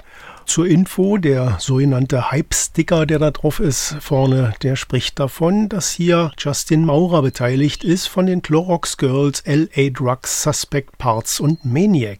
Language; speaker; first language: German; native; German